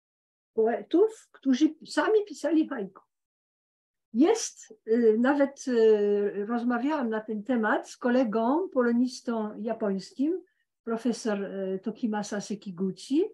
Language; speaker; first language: Polish; early bilingual, heritage; Polish